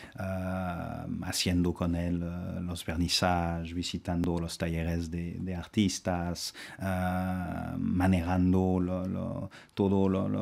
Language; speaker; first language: Spanish; non-native, fluent; French